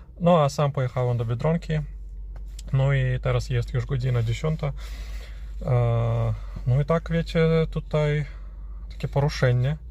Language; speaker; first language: Polish; non-native, fluent; Ukrainian